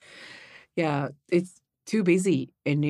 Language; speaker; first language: English; non-native, learner; Japanese